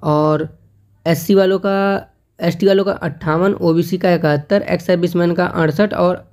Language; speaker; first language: Hindi; native; Hindi